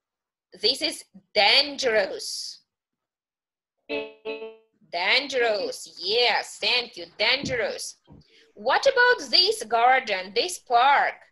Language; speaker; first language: English; non-native, fluent; Russian